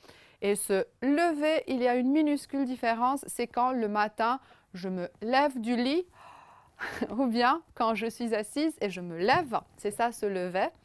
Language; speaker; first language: French; non-native, fluent; Romanian